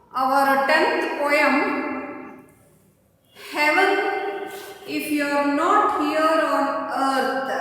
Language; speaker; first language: English; non-native, local second language; Kannada